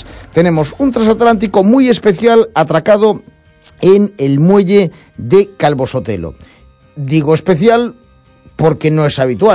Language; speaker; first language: Spanish; native; Spanish